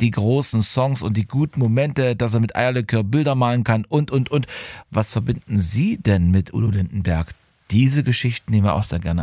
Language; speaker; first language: German; native; German